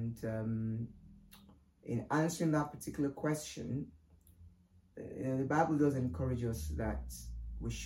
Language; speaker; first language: English; non-native, local second language; Yoruba